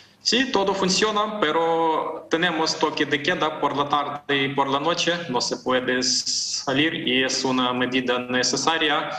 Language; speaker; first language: Spanish; non-native, fluent; Ukrainian